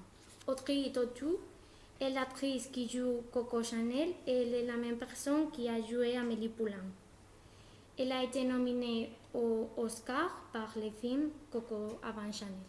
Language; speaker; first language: French; non-native, learner; Spanish